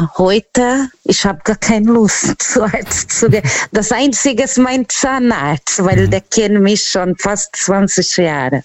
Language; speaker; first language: German; non-native, learner; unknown